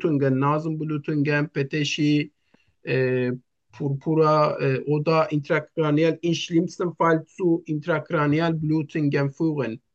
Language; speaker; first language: German; non-native, learner; Turkish